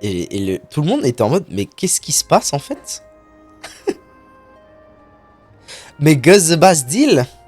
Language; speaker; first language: French; native; French